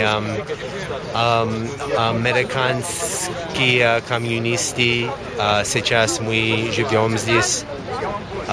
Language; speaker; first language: Russian; non-native, learner; English